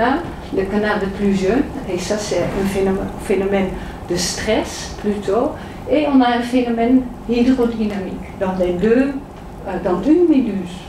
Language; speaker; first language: French; non-native, fluent; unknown